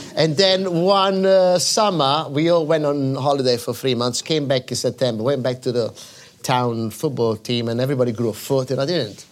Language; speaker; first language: English; non-native, fluent; Italian